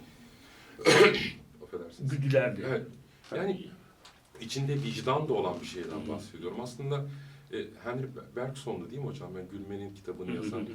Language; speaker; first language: Turkish; early bilingual, heritage; Turkish